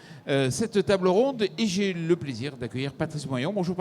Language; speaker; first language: French; native; French